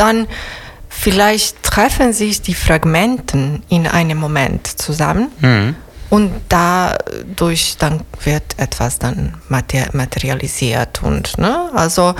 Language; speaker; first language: German; non-native, learner; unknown